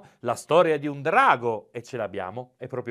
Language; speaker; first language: Italian; native; Italian